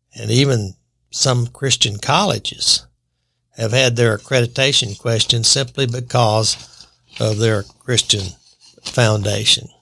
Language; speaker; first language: English; native; English